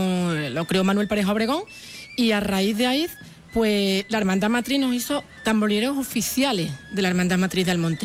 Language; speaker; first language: Spanish; native; Spanish